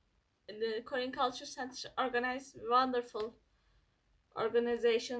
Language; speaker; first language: English; non-native, learner; Turkish